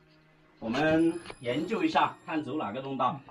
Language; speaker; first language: Chinese; native; Chinese